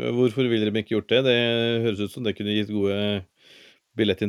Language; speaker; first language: Norwegian; native; Norwegian